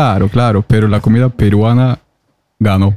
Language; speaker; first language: Spanish; non-native, fluent; Norwegian